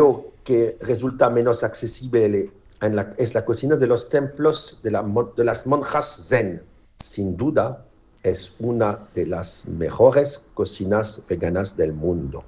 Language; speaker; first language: Spanish; non-native, fluent; French